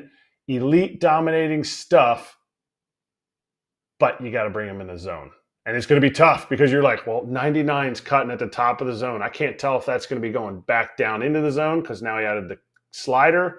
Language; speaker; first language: English; native; English